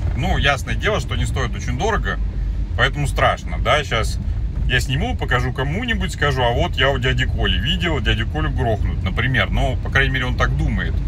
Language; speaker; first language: Russian; native; Russian